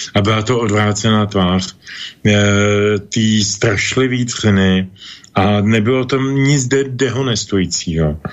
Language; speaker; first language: Czech; native; Czech